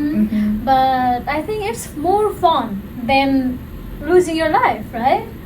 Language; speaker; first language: English; non-native, fluent; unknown